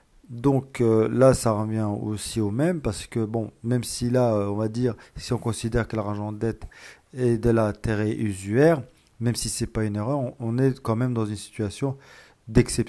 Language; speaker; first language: French; native; French